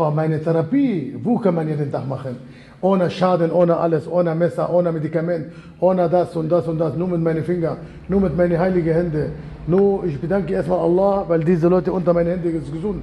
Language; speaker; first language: German; non-native, learner; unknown